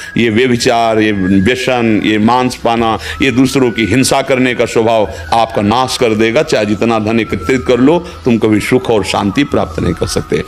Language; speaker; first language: Hindi; native; Hindi